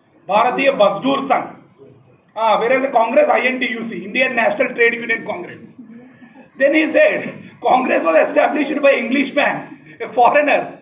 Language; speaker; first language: English; non-native, local second language; Telugu